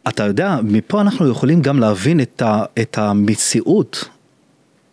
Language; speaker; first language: Hebrew; non-native, local second language; Arabic